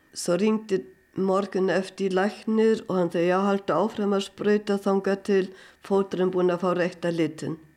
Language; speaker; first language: Icelandic; non-native, fluent; German